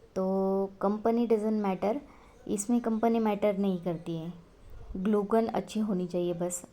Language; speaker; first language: Hindi; non-native, local second language; Marathi